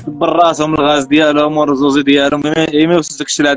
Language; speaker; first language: Arabic; native; Arabic